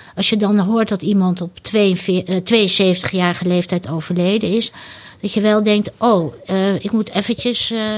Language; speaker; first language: Dutch; early bilingual, other home language; Indonesian